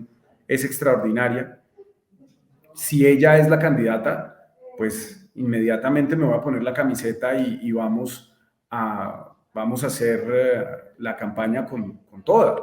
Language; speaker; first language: Spanish; native; Spanish